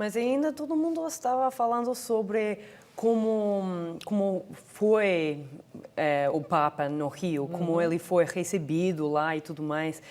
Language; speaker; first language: Portuguese; non-native, fluent; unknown